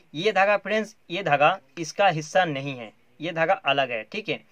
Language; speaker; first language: Hindi; non-native, local second language; Bangla